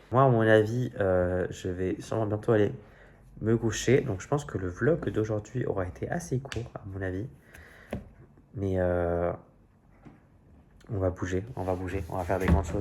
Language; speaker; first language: French; native; French